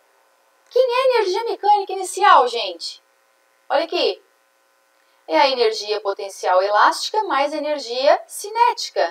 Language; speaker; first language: Portuguese; native; Portuguese